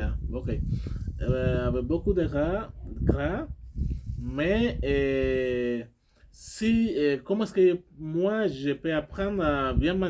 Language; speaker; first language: French; non-native, learner; Spanish